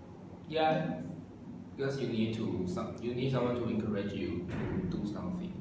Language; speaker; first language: English; non-native, learner; Chinese